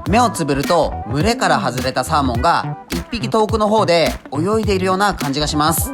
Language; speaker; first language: Japanese; native; Japanese